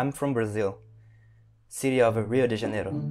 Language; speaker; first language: English; non-native, local second language; Portuguese